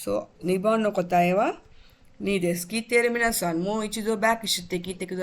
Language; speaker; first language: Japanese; non-native, learner; Tamil